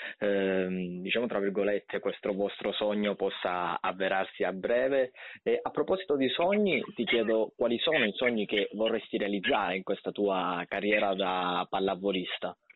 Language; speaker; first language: Italian; native; Italian